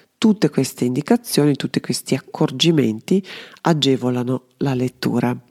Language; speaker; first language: Italian; non-native, fluent; Serbian